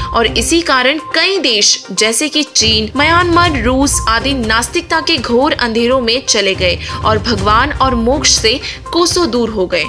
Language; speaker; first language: Hindi; native; Hindi